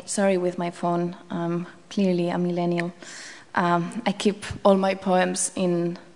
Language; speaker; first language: English; non-native, fluent; Basque